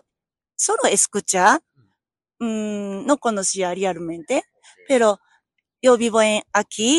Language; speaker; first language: Spanish; non-native, learner; Japanese